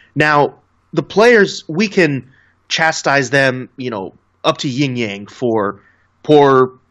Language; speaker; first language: English; native; English